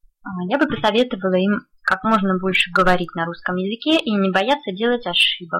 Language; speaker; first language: Russian; native; Russian